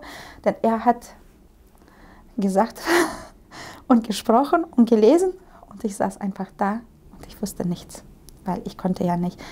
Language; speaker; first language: German; early bilingual, heritage; Russian